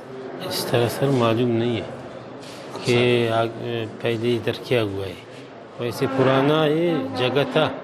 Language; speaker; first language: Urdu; non-native, local second language; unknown